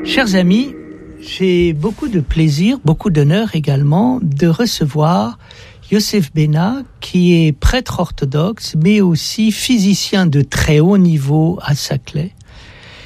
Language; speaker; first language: French; native; French